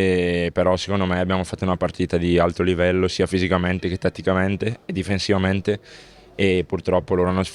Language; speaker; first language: Italian; native; Italian